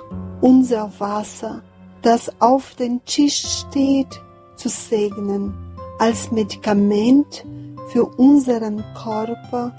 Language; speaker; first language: German; non-native, fluent; Portuguese